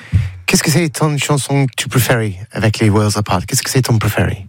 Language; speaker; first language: French; non-native, learner; English